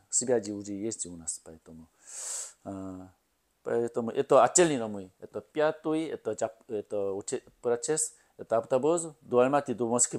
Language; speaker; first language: Russian; non-native, learner; Korean